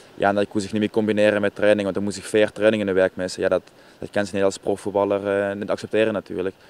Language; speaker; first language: Dutch; native; Dutch